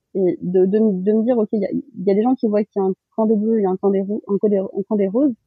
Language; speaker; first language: French; early bilingual, other home language; Malagasy